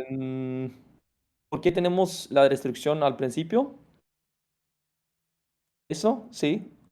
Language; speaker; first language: Spanish; non-native, fluent; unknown